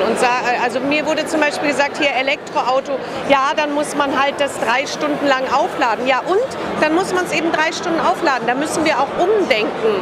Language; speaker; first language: German; native; German